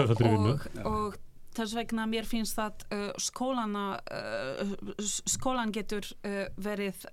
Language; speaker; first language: Icelandic; non-native, fluent; Polish